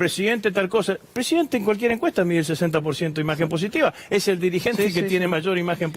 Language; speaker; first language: Spanish; native; Spanish